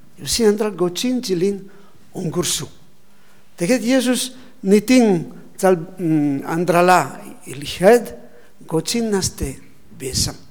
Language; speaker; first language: Mongolian; non-native, learner; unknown